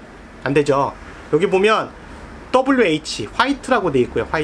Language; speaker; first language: Korean; native; Korean